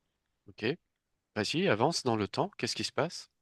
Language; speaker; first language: French; native; French